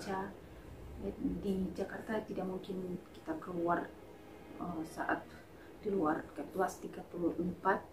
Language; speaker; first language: Indonesian; non-native, fluent; Russian